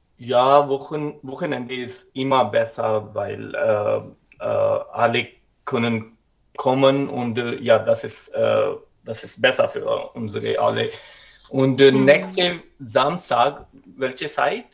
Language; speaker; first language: German; non-native, learner; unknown